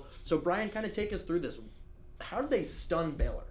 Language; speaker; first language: English; native; English